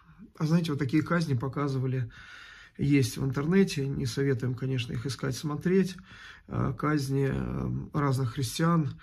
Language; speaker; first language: Russian; native; Russian